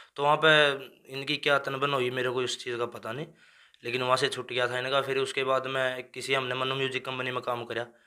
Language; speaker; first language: Hindi; native; Hindi